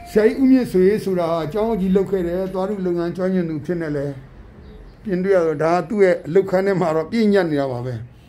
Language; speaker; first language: Burmese; native; Burmese